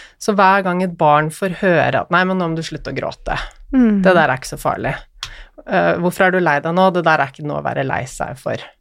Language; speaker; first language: Norwegian; native; Norwegian